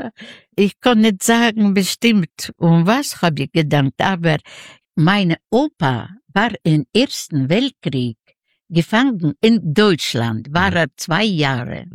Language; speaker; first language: German; non-native, fluent; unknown